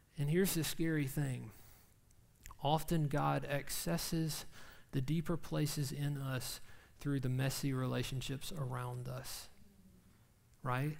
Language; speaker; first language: English; native; English